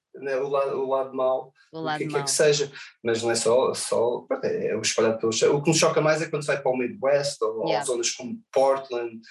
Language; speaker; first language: Portuguese; early bilingual, other home language; English